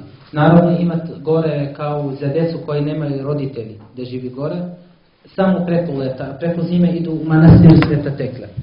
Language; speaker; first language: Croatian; non-native, learner; Arabic